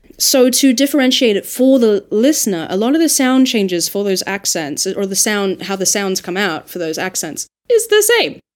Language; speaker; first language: English; native; English